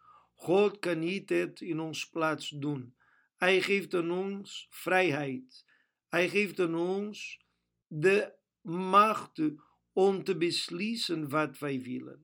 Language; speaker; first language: Dutch; non-native, fluent; Portuguese